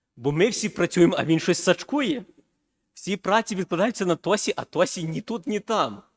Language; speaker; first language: Ukrainian; early bilingual, heritage; Ukrainian